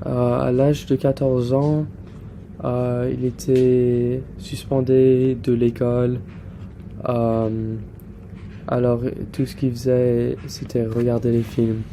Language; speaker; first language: French; non-native, learner; English